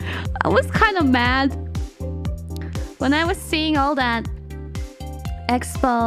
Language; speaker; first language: English; non-native, fluent; German